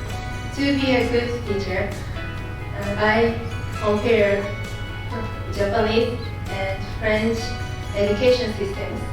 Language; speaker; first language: English; non-native, learner; Japanese